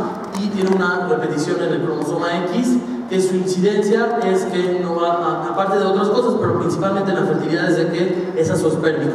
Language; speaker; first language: Spanish; native; Spanish